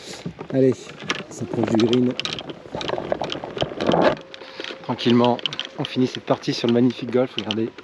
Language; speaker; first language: French; native; French